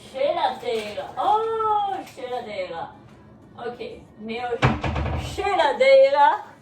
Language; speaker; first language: Portuguese; non-native, learner; German